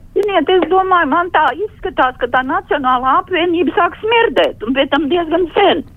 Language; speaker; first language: Latvian; native; Latvian